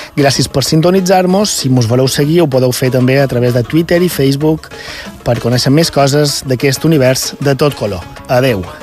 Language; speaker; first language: Catalan; native; Catalan